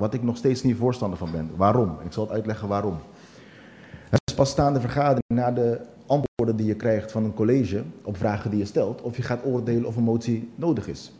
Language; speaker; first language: Dutch; non-native, local second language; Papiamento